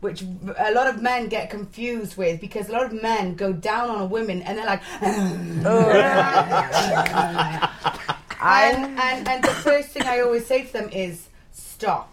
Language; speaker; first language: English; native; English